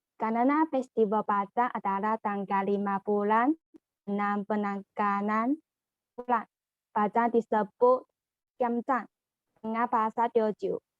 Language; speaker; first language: Indonesian; non-native, learner; Chinese